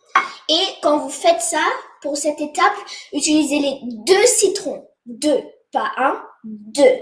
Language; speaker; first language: French; non-native, fluent; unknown